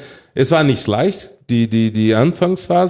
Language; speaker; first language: German; non-native, fluent; Portuguese